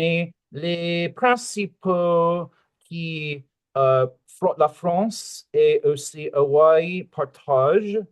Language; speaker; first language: French; non-native, learner; English